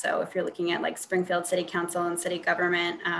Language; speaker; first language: English; native; English